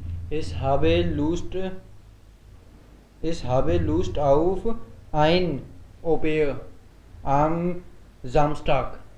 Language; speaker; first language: German; non-native, learner; Hindi